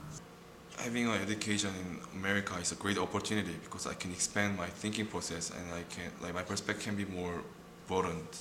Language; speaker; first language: English; non-native, learner; Korean